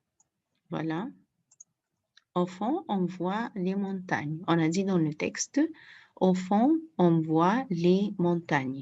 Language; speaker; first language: French; non-native, fluent; Arabic